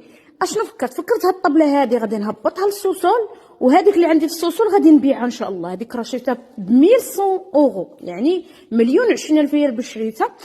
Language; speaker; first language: Arabic; native; Arabic